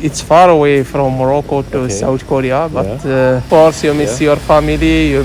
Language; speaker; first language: English; non-native, fluent; Arabic